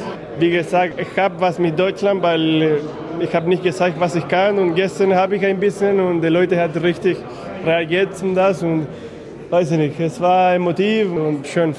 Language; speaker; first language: German; non-native, fluent; Spanish